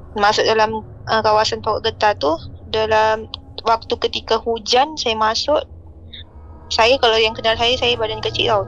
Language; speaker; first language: Malay; native; Malay